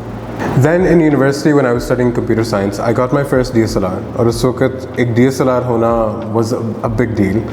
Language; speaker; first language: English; non-native, local second language; Urdu